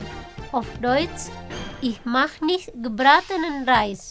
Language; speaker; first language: German; non-native, fluent; Indonesian